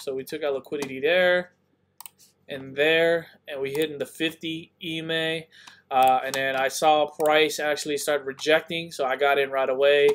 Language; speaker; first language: English; native; English